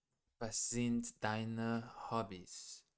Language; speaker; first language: German; non-native, learner; English